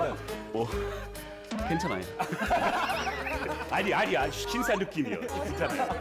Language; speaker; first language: Korean; non-native, fluent; English